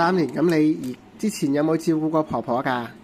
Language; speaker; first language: Cantonese; native; Cantonese